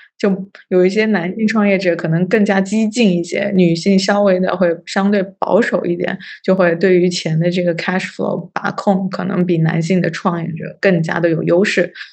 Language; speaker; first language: Chinese; native; Chinese